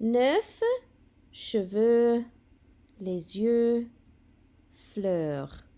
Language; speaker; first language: French; non-native, fluent; Welsh